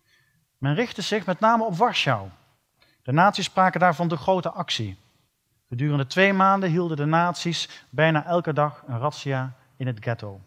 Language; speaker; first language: Dutch; native; Dutch